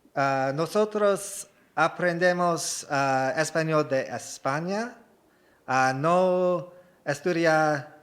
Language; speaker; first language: Spanish; non-native, learner; English